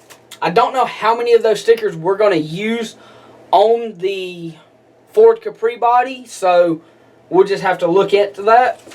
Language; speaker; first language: English; native; English